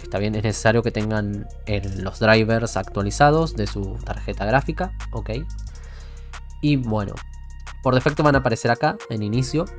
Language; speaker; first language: Spanish; native; Spanish